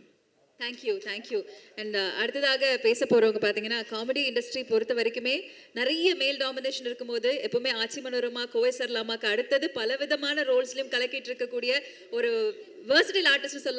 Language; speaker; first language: Tamil; native; Tamil